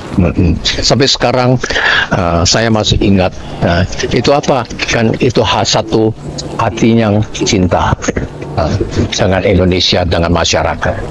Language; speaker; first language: Indonesian; non-native, learner; Cantonese